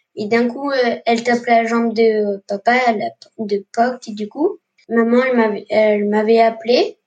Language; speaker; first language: French; native; French